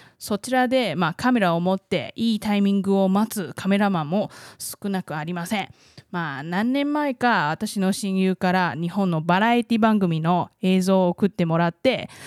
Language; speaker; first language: Japanese; non-native, fluent; Chinese